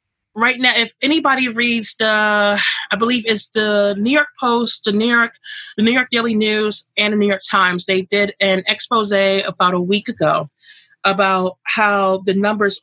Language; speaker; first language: English; native; English